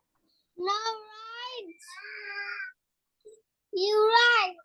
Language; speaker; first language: English; non-native, learner; Vietnamese